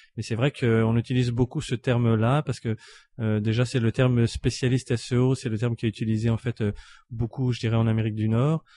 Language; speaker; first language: French; native; French